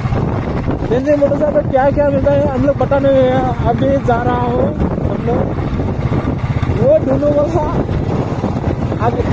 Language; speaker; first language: Hindi; non-native, local second language; Bodo